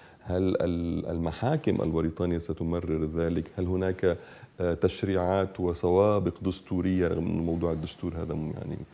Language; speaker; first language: Arabic; native; Arabic